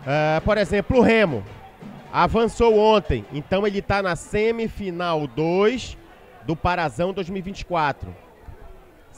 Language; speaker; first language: Portuguese; native; Portuguese